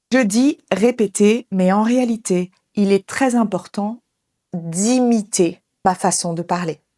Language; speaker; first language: French; native; French